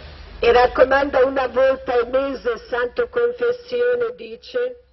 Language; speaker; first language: Italian; non-native, learner; Croatian